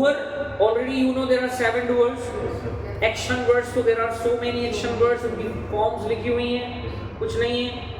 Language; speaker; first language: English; non-native, local second language; Hindi